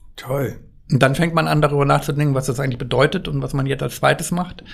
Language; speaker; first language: German; native; German